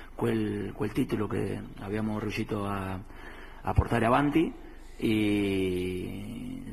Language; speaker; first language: Italian; non-native, fluent; Spanish